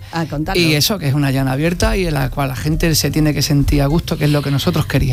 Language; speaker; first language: Spanish; native; Spanish